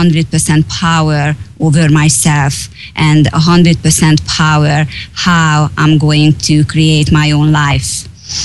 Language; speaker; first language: English; non-native, fluent; Hungarian